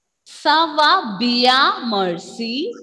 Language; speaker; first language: French; non-native, fluent; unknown